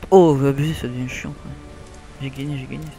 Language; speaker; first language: French; native; French